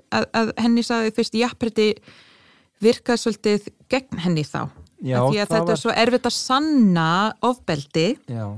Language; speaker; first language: Icelandic; non-native, fluent; English